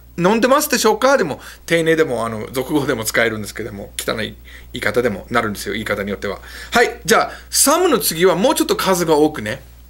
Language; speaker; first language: Japanese; early bilingual, heritage; Japanese